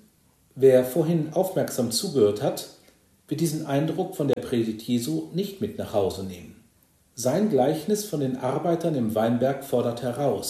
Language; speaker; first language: German; native; German